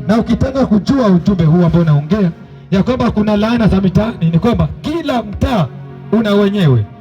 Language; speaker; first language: Swahili; native; Swahili